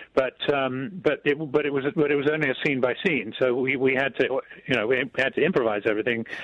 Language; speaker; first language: English; native; English